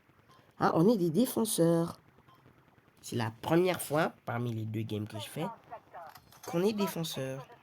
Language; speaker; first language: French; native; French